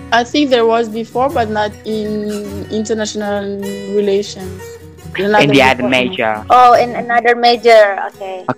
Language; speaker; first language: English; non-native, fluent; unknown